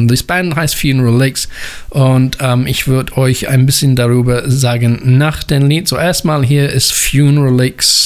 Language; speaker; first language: German; non-native, learner; English